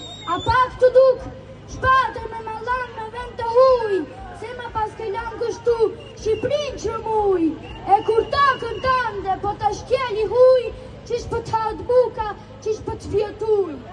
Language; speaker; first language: Albanian; early bilingual, heritage; Albanian